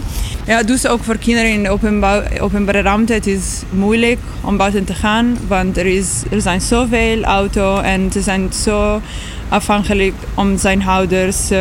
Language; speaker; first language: Dutch; non-native, learner; Italian